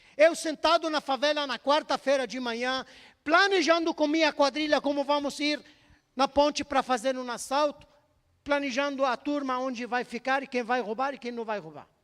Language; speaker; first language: Portuguese; non-native, fluent; Arabic